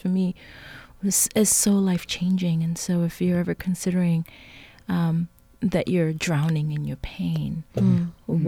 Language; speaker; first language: English; non-native, local second language; Igbo